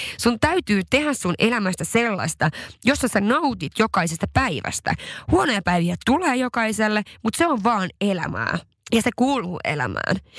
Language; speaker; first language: Finnish; non-native, local second language; Swedish